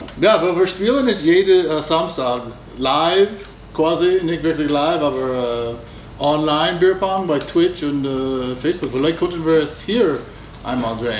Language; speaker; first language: German; non-native, fluent; English